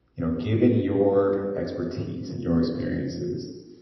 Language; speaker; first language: English; native; English